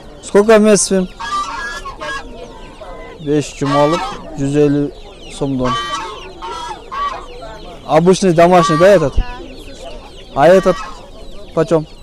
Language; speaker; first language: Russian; non-native, local second language; Kyrgyz